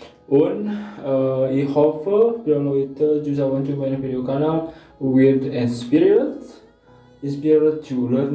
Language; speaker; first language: German; non-native, learner; Indonesian